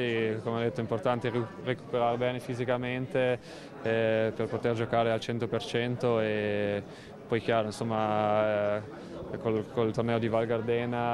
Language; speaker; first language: Italian; non-native, local second language; German